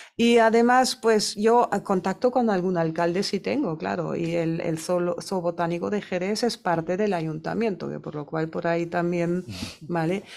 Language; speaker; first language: Spanish; non-native, fluent; German